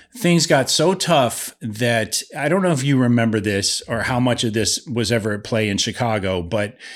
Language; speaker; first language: English; native; English